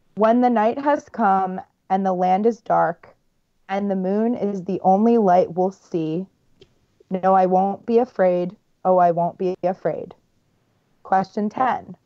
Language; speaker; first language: English; native; English